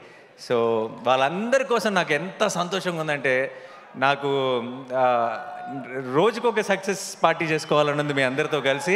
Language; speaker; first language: Telugu; native; Telugu